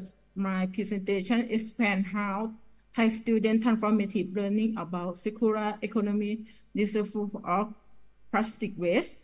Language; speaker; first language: English; non-native, learner; Thai